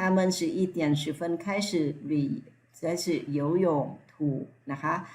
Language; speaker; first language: Chinese; non-native, fluent; Thai